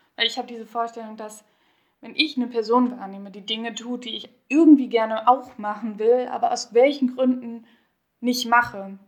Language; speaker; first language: German; native; German